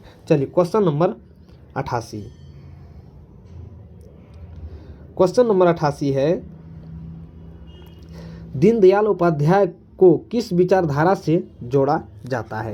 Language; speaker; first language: Hindi; native; Hindi